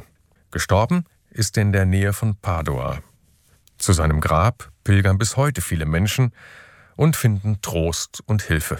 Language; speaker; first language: German; native; German